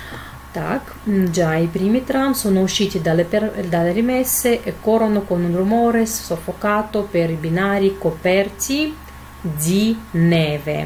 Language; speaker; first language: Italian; non-native, fluent; Russian